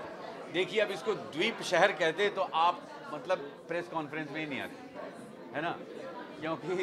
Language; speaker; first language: Hindi; native; Hindi